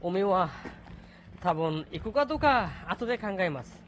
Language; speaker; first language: Japanese; non-native, learner; Bangla